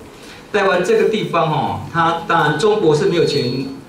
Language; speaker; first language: Chinese; non-native, local second language; Min Nan Chinese